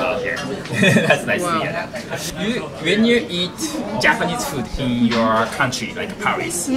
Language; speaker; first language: English; non-native, fluent; Japanese